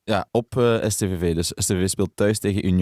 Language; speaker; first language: Dutch; native; Dutch